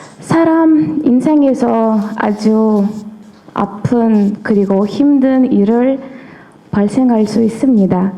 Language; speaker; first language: Korean; non-native, learner; Uzbek